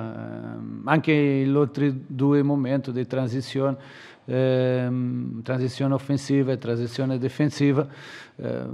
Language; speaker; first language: Italian; non-native, learner; Portuguese